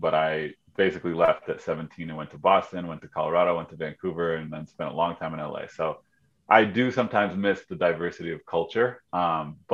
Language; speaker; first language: English; native; English